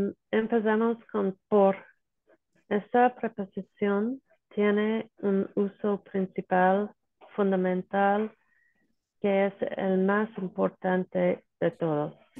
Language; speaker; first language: Spanish; non-native, learner; English